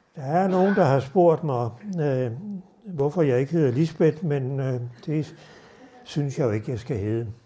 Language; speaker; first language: Danish; native; Danish